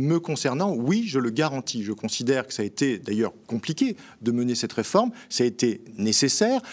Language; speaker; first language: French; native; French